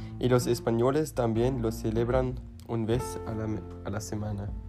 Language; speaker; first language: Spanish; non-native, learner; German